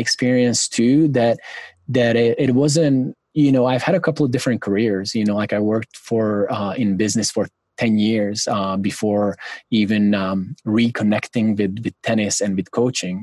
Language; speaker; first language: English; non-native, fluent; Hungarian